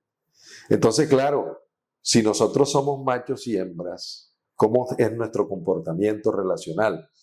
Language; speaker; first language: Spanish; native; Spanish